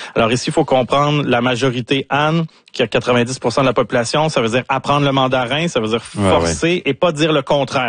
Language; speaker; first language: French; native; French